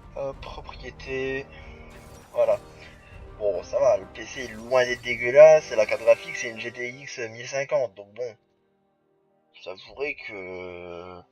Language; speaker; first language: French; native; French